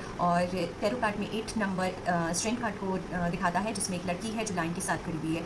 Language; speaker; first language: Hindi; native; Hindi